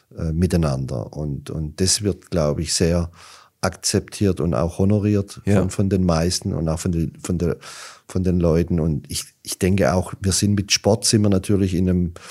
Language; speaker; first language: German; native; German